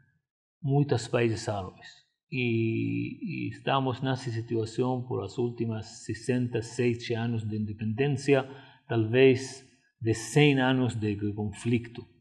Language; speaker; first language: Portuguese; non-native, fluent; Arabic